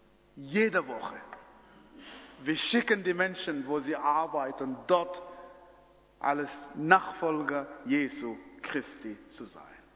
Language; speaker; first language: German; non-native, fluent; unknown